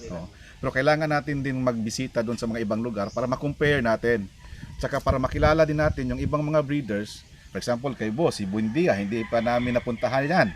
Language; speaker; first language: Filipino; non-native, local second language; Cebuano